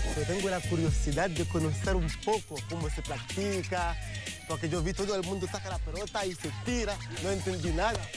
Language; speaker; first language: Spanish; non-native, fluent; Haitian Creole